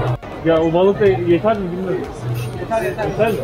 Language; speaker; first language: Turkish; native; Turkish